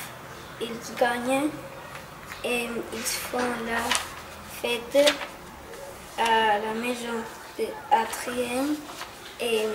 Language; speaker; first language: French; non-native, learner; Catalan